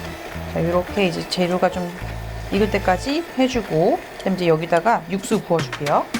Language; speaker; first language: Korean; native; Korean